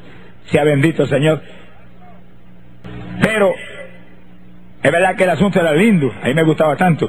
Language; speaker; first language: Spanish; native; Spanish